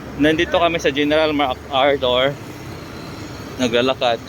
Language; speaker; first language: Filipino; non-native, local second language; Cebuano